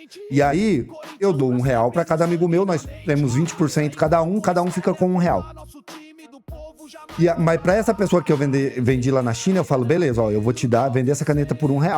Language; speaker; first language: Portuguese; native; Portuguese